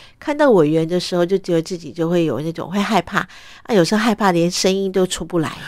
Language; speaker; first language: Chinese; early bilingual, other home language; Cantonese